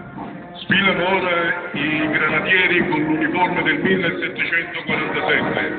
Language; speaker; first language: Italian; native; Italian